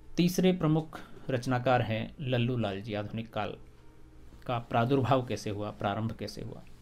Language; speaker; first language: Hindi; native; Hindi